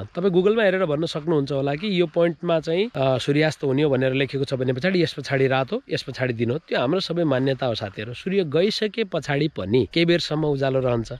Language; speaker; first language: Nepali; non-native, local second language; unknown